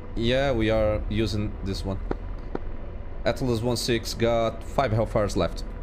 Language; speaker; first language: English; non-native, fluent; Portuguese